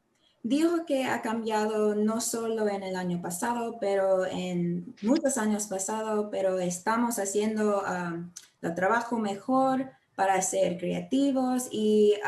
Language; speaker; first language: Spanish; non-native, learner; English